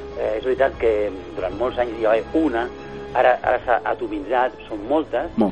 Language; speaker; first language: Catalan; non-native, local second language; Spanish